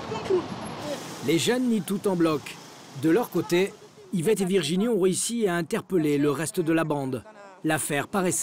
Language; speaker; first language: French; native; French